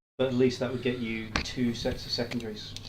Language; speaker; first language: English; native; English